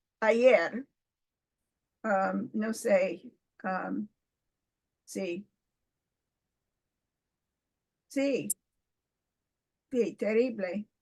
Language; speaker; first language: Spanish; non-native, learner; English